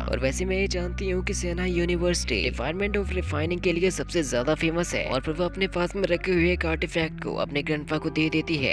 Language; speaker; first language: Hindi; native; Hindi